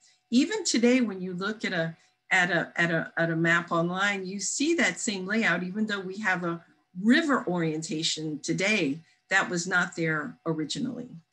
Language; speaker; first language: English; native; English